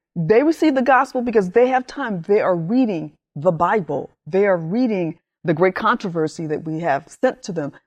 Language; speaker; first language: English; early bilingual, other home language; Spanish